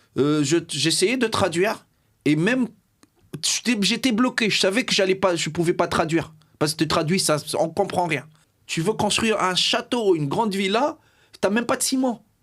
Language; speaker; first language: French; non-native, local second language; Arabic